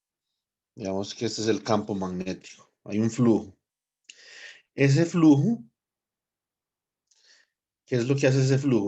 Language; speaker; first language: Spanish; native; Spanish